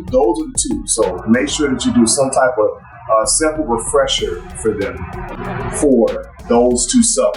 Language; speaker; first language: English; native; English